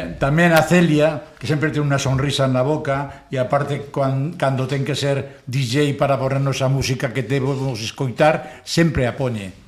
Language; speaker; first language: Galician; non-native, local second language; Spanish